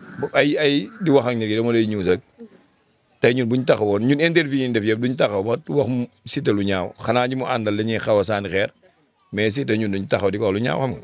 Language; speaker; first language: Wolof; non-native, local second language; Fula